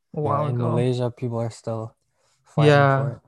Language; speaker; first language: English; non-native, local second language; Malay